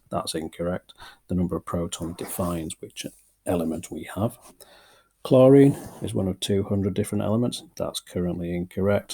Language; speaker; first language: English; native; English